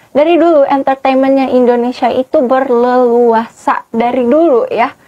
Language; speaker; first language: Malay; native; Malay